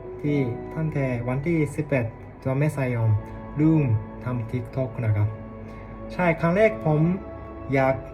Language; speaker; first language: Thai; non-native, learner; Japanese